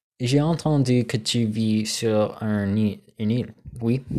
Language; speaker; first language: French; non-native, learner; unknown